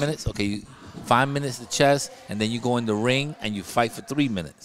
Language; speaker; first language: English; native; English